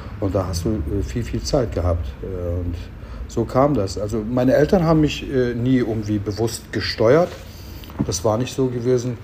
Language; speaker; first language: German; early bilingual, other home language; Turkish